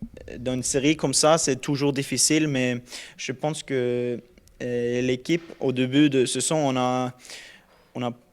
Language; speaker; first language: French; non-native, learner; Norwegian